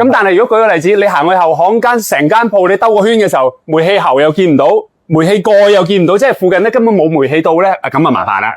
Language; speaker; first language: Cantonese; native; Cantonese